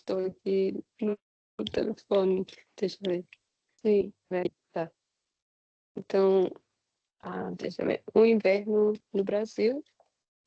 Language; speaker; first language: Portuguese; non-native, learner; Spanish